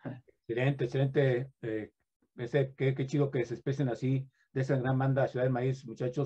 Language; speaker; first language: Spanish; native; Spanish